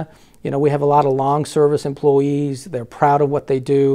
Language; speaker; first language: English; native; English